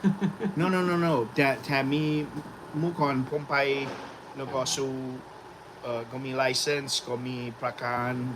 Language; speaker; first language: Thai; non-native, learner; English